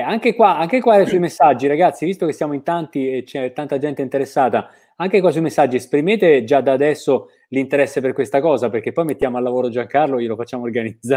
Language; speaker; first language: Italian; native; Italian